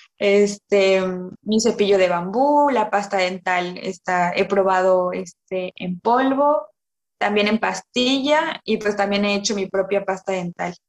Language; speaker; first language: Spanish; native; Spanish